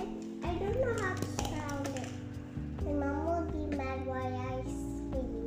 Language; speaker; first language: English; non-native, learner; Indonesian